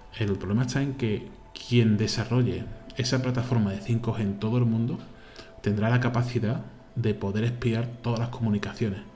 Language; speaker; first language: Spanish; native; Spanish